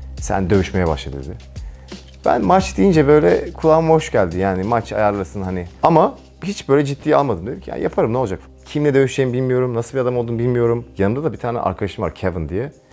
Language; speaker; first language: Turkish; native; Turkish